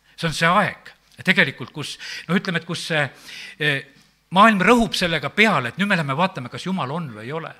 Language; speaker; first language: Estonian; native; Estonian